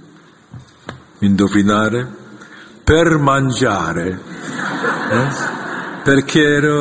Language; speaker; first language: Italian; non-native, fluent; Korean